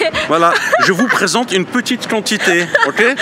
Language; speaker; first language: French; native; French